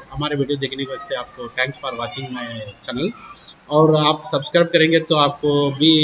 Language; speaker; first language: Hindi; non-native, local second language; Kannada